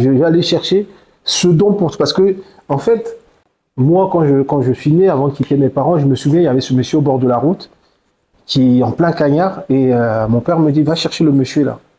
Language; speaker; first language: French; early bilingual, other home language; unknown